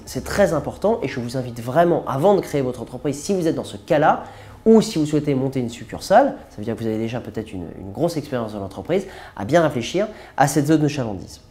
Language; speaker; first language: French; native; French